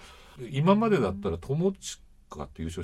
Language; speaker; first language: Japanese; native; Japanese